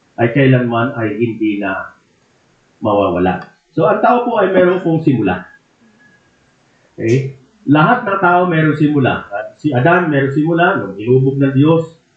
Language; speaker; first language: Filipino; native; Filipino